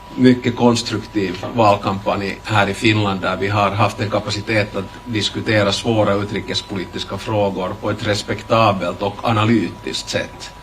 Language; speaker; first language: Swedish; native; Swedish